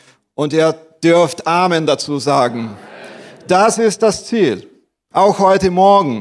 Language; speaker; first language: German; non-native, fluent; Portuguese